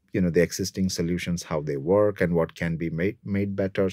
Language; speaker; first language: English; non-native, local second language; Malayalam